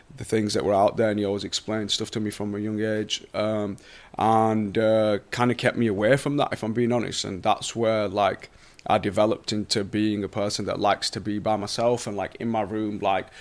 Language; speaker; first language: English; native; English